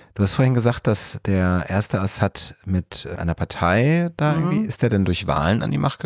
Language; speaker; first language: German; native; German